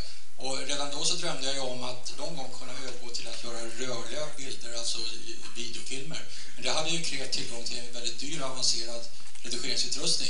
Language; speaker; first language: Swedish; native; Swedish